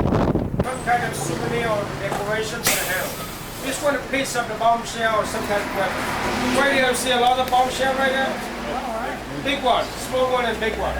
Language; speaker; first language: English; non-native, fluent; Vietnamese